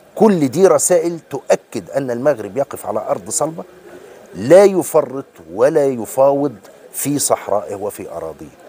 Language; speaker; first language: Arabic; native; Arabic